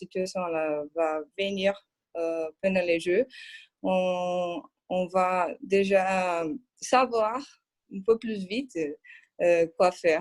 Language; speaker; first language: French; non-native, fluent; Portuguese